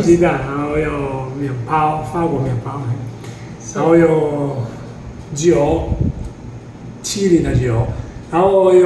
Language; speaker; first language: Chinese; non-native, fluent; Italian